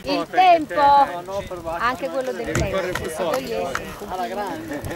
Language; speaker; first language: Italian; native; Italian